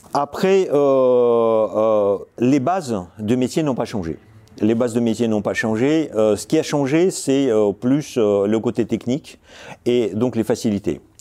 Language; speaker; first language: French; non-native, fluent; Russian